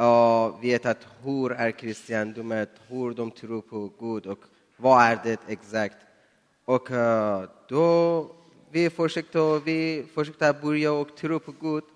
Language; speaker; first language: Swedish; non-native, learner; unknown